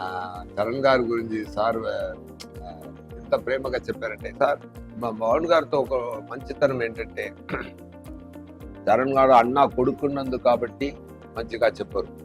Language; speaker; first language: Telugu; non-native, fluent; Tamil